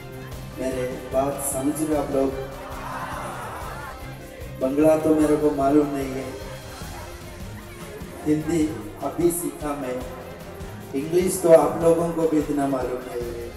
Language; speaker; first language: Hindi; non-native, learner; Malayalam